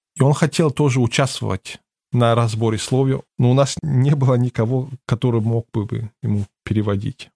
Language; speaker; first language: Russian; early bilingual, heritage; German